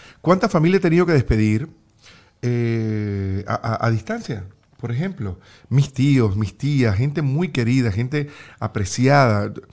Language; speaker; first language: Spanish; native; Spanish